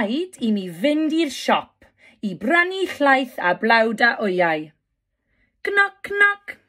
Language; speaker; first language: Welsh; non-native, local second language; English